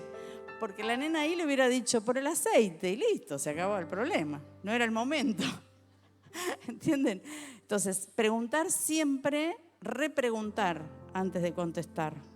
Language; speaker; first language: Spanish; native; Spanish